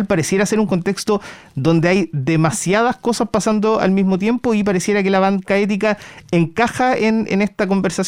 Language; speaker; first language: Spanish; native; Spanish